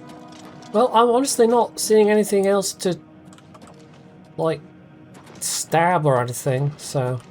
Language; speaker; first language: English; native; English